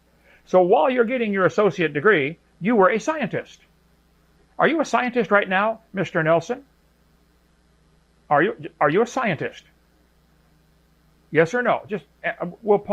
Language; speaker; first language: English; native; English